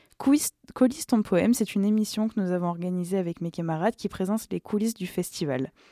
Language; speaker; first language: French; native; French